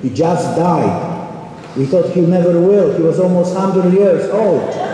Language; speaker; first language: English; non-native, fluent; Polish